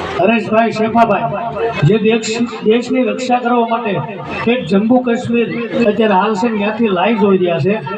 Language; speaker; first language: Gujarati; native; Gujarati